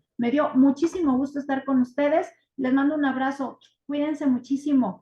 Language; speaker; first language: Spanish; native; Spanish